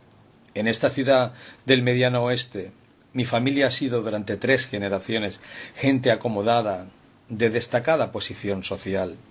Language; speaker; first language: Spanish; native; Spanish